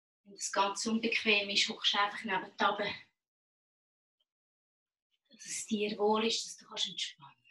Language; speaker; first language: German; native; German